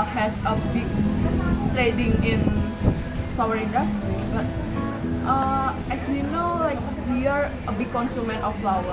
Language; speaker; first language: English; non-native, learner; Indonesian